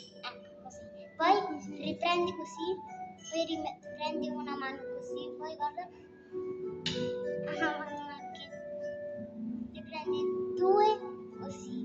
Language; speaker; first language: Italian; early bilingual, other home language; Bangla